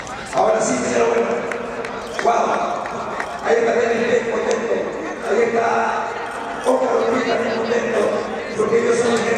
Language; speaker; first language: Spanish; native; Spanish